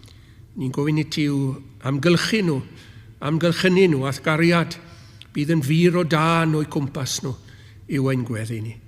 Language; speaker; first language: Welsh; native; Welsh